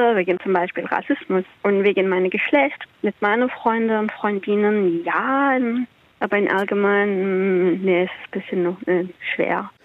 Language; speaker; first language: German; non-native, learner; Persian